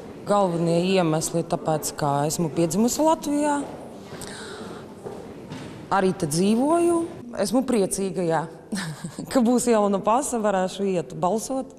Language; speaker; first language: Latvian; non-native, local second language; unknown